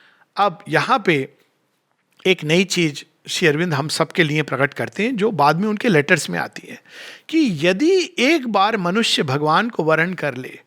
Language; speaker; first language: Hindi; native; Hindi